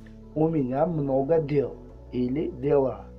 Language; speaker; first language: Russian; non-native, learner; Tajik